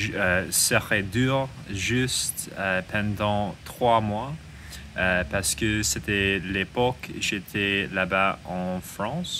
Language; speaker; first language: French; non-native, learner; English